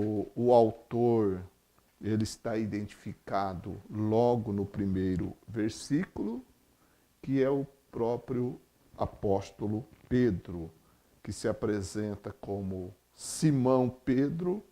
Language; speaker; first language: Portuguese; native; Portuguese